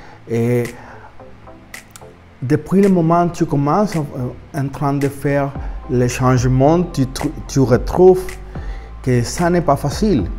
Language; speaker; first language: French; non-native, learner; Spanish